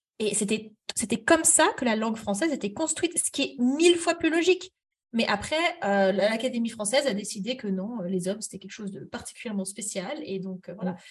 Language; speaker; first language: French; native; French